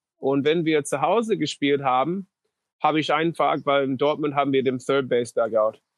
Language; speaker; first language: German; non-native, fluent; English